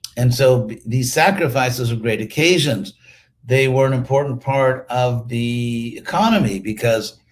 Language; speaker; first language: English; native; English